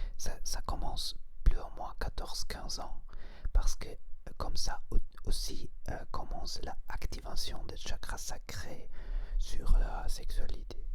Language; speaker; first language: French; non-native, learner; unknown